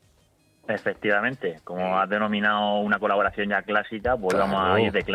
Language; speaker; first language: Spanish; native; Spanish